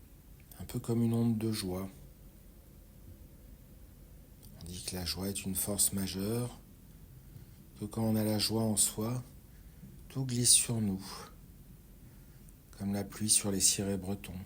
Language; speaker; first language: French; native; French